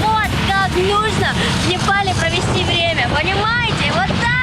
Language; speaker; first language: Russian; native; Russian